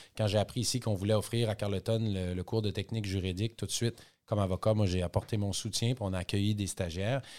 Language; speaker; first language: French; native; French